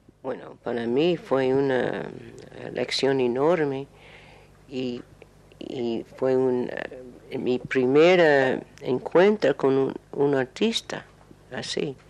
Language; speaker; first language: Spanish; non-native, learner; English